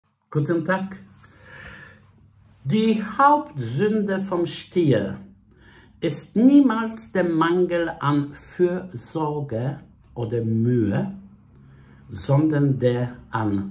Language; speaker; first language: German; non-native, fluent; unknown